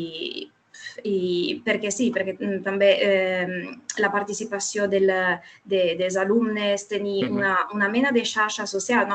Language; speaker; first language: Catalan; non-native, fluent; Italian